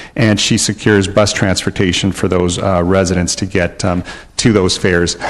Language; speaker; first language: English; early bilingual, other home language; Spanish